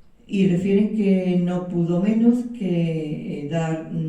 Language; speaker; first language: Spanish; native; Spanish